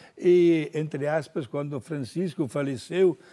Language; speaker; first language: Portuguese; non-native, fluent; Italian